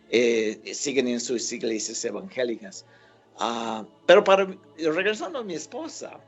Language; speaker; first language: Spanish; non-native, fluent; English